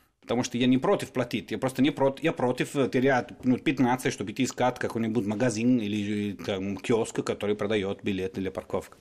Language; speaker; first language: Russian; non-native, fluent; Italian